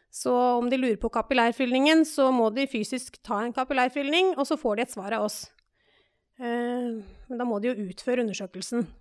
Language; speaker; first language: Norwegian; native; Norwegian